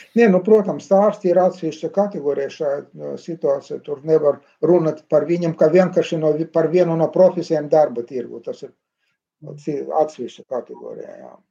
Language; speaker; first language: Latvian; non-native, local second language; Russian